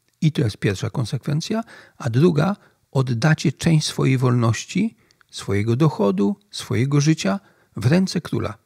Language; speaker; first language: Polish; native; Polish